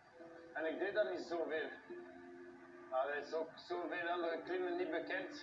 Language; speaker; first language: Dutch; non-native, local second language; French